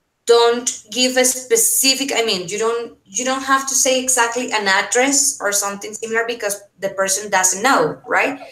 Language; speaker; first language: English; non-native, fluent; Spanish